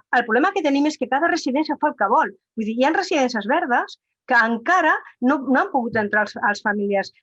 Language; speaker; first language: Catalan; non-native, local second language; Spanish